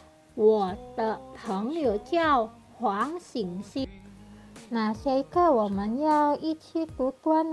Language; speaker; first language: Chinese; non-native, fluent; Indonesian